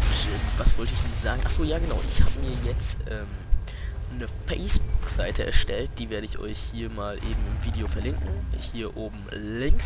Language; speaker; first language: German; native; German